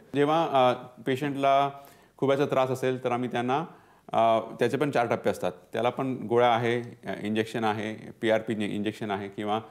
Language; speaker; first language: Marathi; non-native, local second language; Punjabi